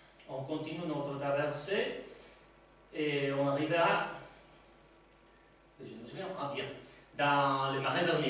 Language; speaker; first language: French; non-native, learner; Spanish